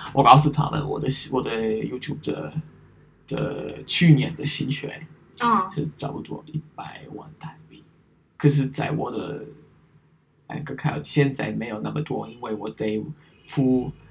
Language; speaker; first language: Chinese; non-native, learner; German